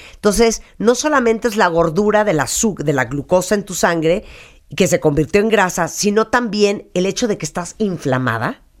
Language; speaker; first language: Spanish; native; Spanish